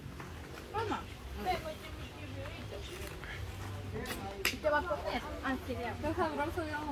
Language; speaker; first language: Spanish; native; Spanish